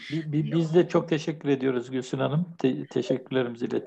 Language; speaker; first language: Turkish; native; Turkish